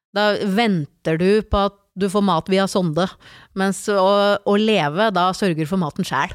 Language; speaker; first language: Norwegian; native; Norwegian